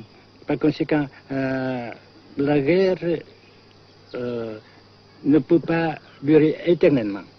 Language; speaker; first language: French; non-native, fluent; Vietnamese